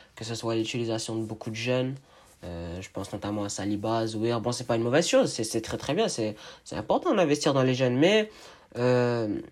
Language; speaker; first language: French; native; French